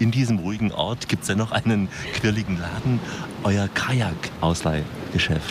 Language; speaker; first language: German; native; German